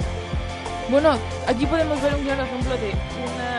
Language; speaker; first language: Spanish; native; Spanish